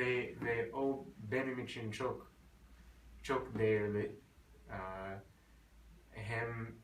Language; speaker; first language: Turkish; non-native, learner; English